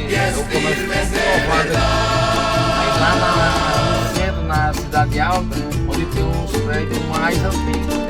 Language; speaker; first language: Portuguese; native; Portuguese